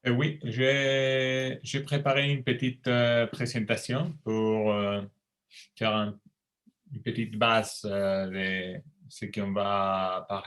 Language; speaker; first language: French; non-native, fluent; Spanish